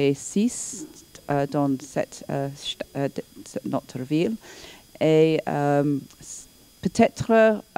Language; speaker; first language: French; non-native, learner; English